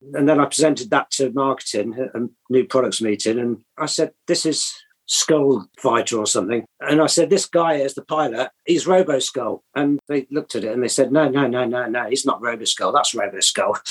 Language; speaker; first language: English; native; English